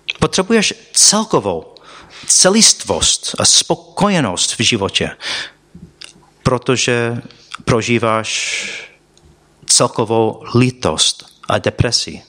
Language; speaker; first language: Czech; non-native, fluent; English